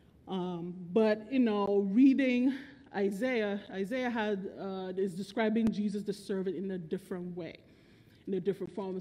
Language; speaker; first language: English; non-native, local second language; Igbo